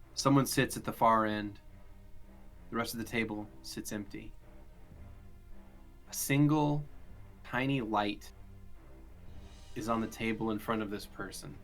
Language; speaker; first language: English; native; English